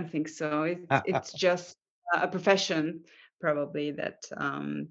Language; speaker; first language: English; non-native, fluent; Hungarian